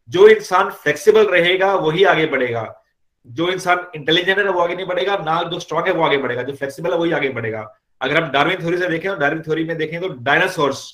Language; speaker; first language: Hindi; native; Hindi